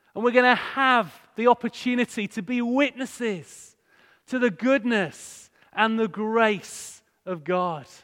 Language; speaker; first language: English; native; English